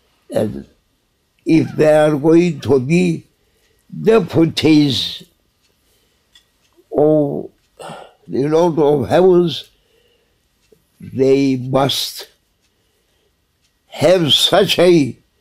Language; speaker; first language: English; non-native, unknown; Turkish